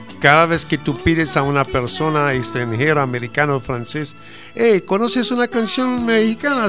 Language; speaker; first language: Spanish; non-native, fluent; Haitian Creole